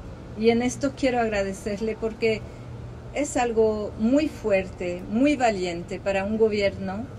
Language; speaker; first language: Spanish; early bilingual, heritage; Spanish